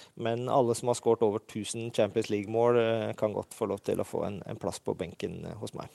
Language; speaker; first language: Norwegian; native; Norwegian